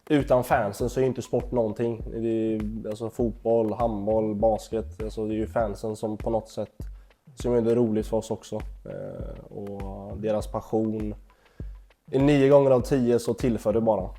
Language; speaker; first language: Swedish; native; Swedish